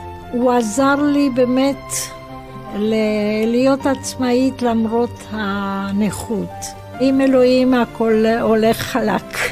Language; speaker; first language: Hebrew; non-native, fluent; Romanian